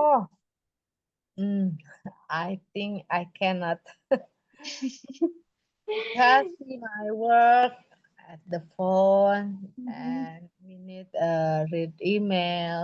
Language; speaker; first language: English; non-native, learner; Indonesian